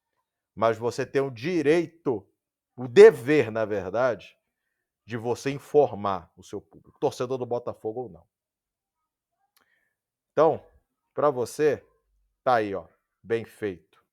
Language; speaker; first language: Portuguese; native; Portuguese